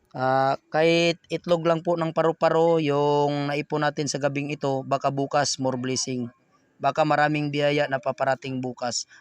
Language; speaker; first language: Filipino; non-native, local second language; Cebuano